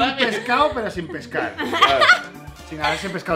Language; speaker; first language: Spanish; native; Spanish